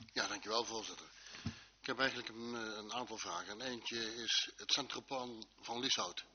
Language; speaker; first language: Dutch; native; Dutch